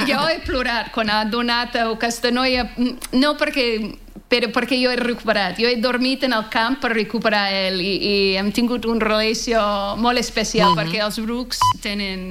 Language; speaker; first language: Catalan; non-native, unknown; English